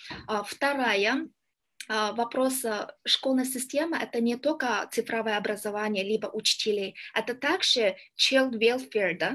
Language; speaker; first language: Russian; non-native, learner; Kyrgyz